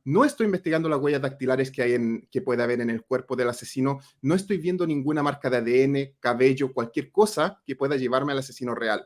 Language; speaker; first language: Spanish; native; Spanish